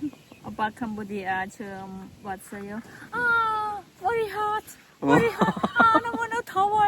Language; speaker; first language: Korean; non-native, learner; Khmer